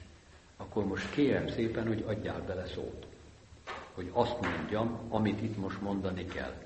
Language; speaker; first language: Hungarian; native; Hungarian